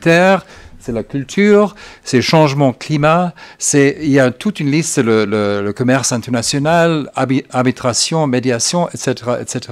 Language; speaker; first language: French; non-native, fluent; English